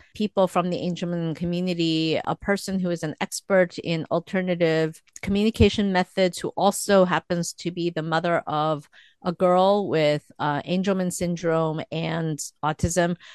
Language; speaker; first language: English; early bilingual, other home language; Korean